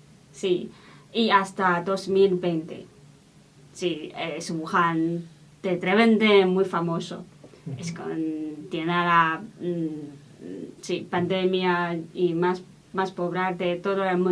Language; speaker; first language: Spanish; non-native, learner; Chinese